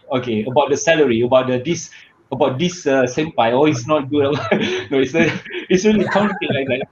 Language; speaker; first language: English; non-native, learner; Malay